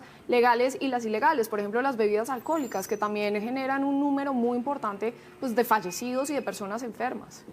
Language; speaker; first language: Spanish; native; Spanish